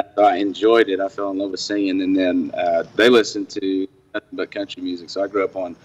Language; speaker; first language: English; native; English